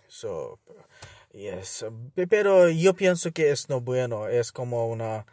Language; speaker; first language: Spanish; non-native, learner; Bangla